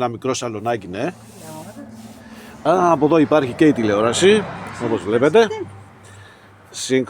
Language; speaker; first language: Greek; native; Greek